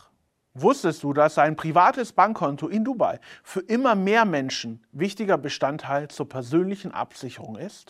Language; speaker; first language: German; native; German